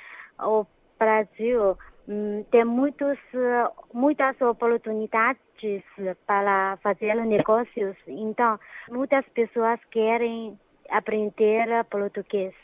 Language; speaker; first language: Portuguese; non-native, fluent; Chinese